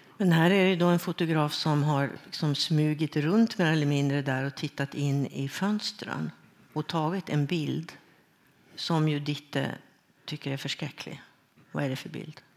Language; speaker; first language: Swedish; native; Swedish